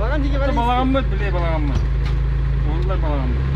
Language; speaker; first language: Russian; non-native, local second language; Yakut